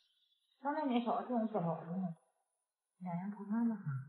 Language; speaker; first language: Chinese; native; Chinese